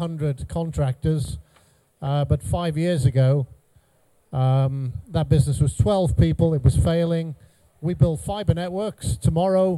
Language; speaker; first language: English; native; English